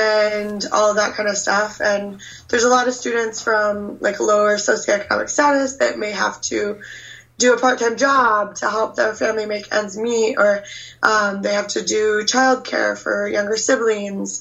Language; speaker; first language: English; native; English